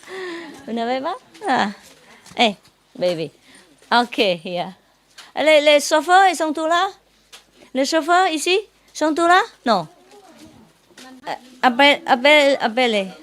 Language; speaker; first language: French; non-native, learner; Vietnamese